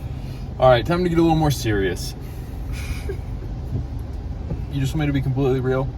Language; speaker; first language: English; native; English